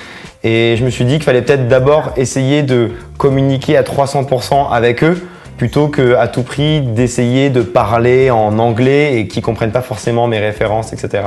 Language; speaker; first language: French; native; French